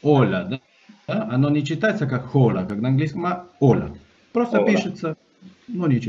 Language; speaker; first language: Russian; non-native, fluent; Spanish